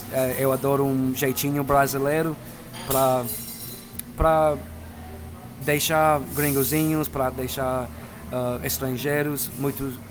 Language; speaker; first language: Portuguese; non-native, fluent; English